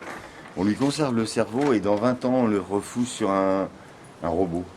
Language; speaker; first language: French; native; French